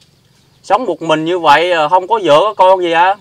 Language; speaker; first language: Vietnamese; native; Vietnamese